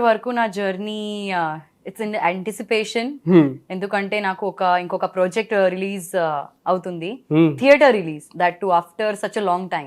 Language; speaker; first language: Telugu; non-native, learner; Gujarati